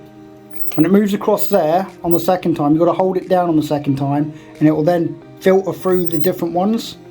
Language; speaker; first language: English; native; English